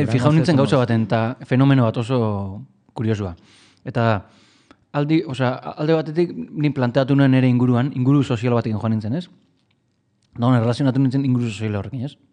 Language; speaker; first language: Basque; native; Basque